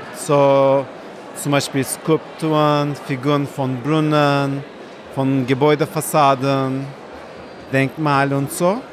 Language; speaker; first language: German; non-native, fluent; Turkish